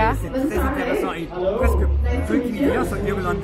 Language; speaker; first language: French; non-native, learner; English